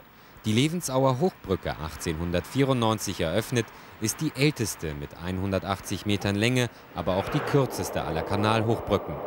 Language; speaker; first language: German; native; German